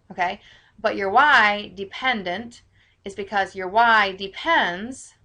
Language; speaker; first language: English; native; English